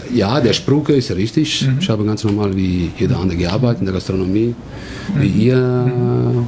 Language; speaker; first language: German; non-native, learner; Italian